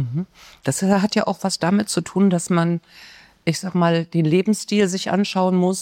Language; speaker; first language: German; native; German